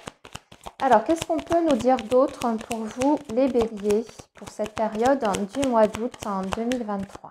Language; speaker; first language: French; native; French